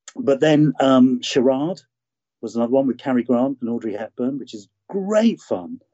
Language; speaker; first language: English; native; English